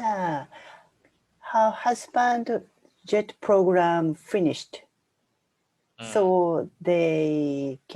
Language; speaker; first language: English; non-native, fluent; Japanese